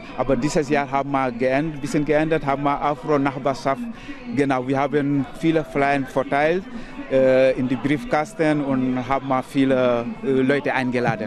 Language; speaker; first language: German; non-native, learner; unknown